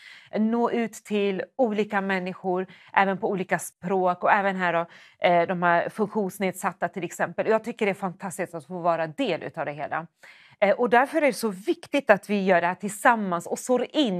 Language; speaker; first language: Swedish; native; Swedish